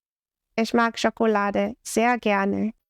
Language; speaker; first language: German; non-native, fluent; English